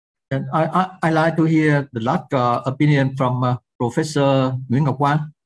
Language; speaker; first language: English; non-native, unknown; Vietnamese